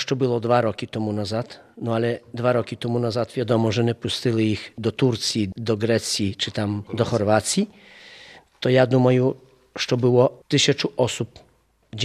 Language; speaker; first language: Polish; non-native, local second language; Ukrainian